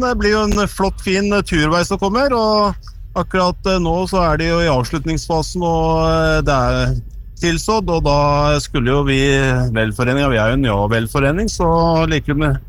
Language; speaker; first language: Norwegian; native; Norwegian